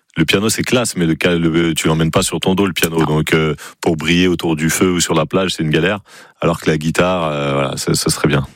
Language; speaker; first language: French; native; French